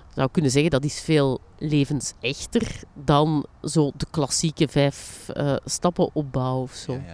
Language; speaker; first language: Dutch; native; Dutch